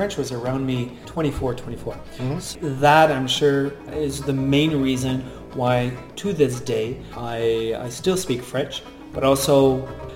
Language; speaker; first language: English; non-native, local second language; French